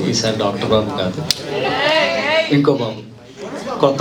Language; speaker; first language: Telugu; native; Telugu